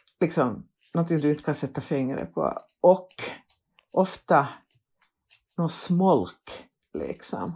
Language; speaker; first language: Swedish; native; Swedish